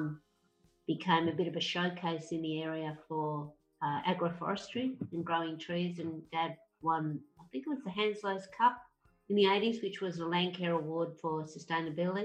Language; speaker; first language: English; native; English